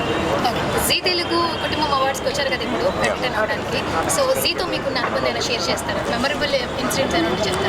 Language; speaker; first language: Telugu; native; Telugu